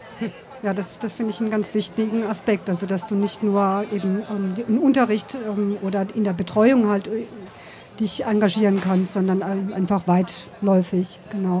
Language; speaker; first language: German; early bilingual, other home language; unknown